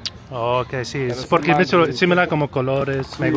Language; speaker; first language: Spanish; non-native, learner; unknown